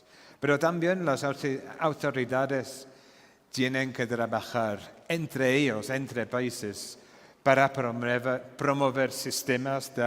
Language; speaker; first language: Spanish; non-native, fluent; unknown